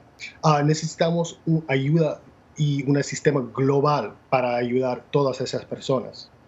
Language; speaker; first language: Spanish; non-native, fluent; English